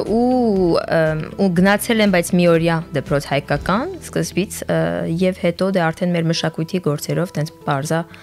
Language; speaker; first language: Armenian; early bilingual, heritage; French